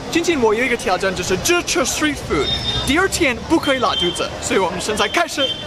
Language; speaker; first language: Chinese; non-native, learner; English